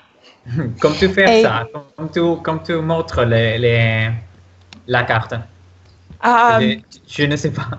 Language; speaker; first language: French; non-native, learner; Spanish